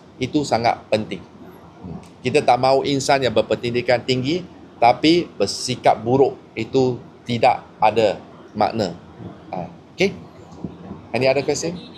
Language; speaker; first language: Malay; non-native, local second language; Chinese